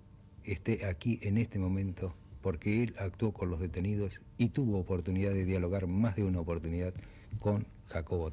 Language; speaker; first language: Spanish; native; Spanish